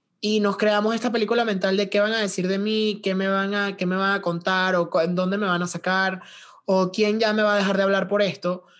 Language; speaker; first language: Spanish; native; Spanish